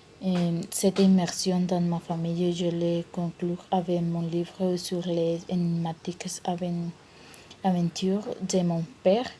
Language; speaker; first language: French; non-native, learner; Spanish